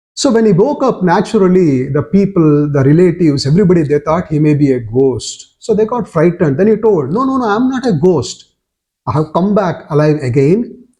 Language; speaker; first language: English; non-native, local second language; Kannada